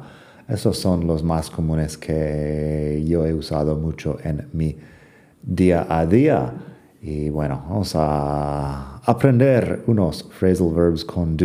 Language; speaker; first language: Spanish; non-native, fluent; English